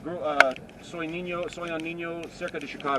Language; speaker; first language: Spanish; non-native, learner; English